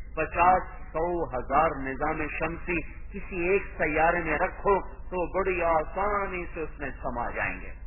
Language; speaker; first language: Urdu; non-native, local second language; Punjabi